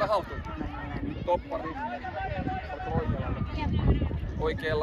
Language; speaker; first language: Finnish; native; Finnish